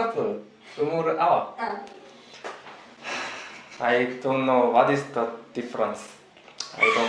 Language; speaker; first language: English; non-native, learner; Korean